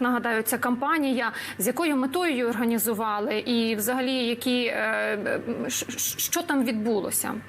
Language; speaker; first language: Ukrainian; native; Ukrainian